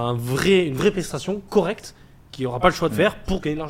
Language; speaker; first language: French; native; French